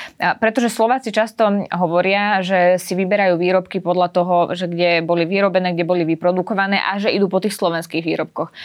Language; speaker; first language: Slovak; native; Slovak